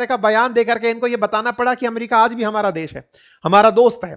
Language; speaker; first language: Hindi; native; Hindi